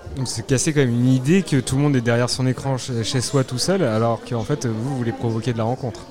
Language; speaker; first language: French; native; French